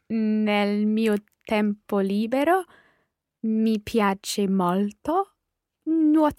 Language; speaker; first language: Italian; non-native, learner; English